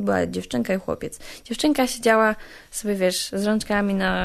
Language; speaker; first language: Polish; native; Polish